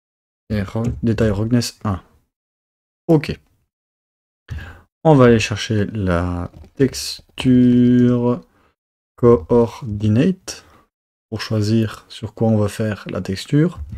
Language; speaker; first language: French; native; French